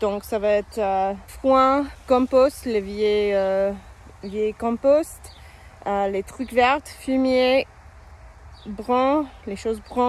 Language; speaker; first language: French; non-native, fluent; English